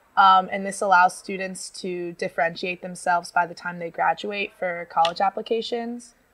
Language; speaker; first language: English; native; English